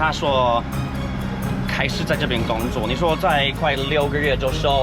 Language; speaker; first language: Chinese; non-native, fluent; English